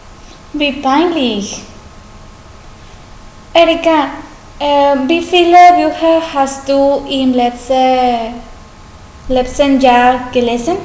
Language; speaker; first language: German; non-native, learner; Spanish